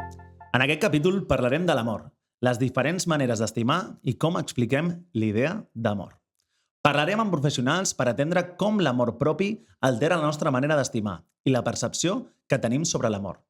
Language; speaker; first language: Catalan; native; Catalan